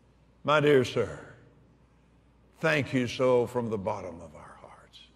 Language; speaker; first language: English; native; English